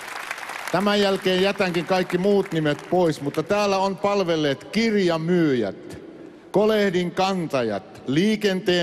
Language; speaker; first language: Finnish; native; Finnish